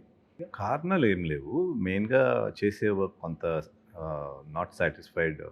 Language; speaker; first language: Telugu; native; Telugu